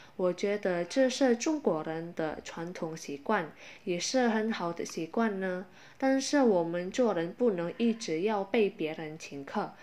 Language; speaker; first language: Chinese; non-native, fluent; Indonesian